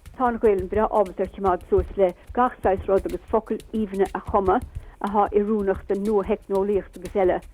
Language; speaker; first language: Irish; native; Irish